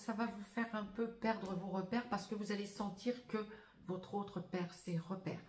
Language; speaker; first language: French; native; French